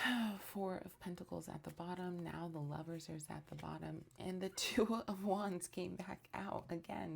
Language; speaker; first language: English; native; English